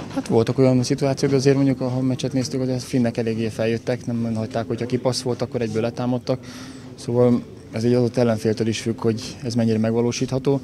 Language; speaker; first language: Hungarian; native; Hungarian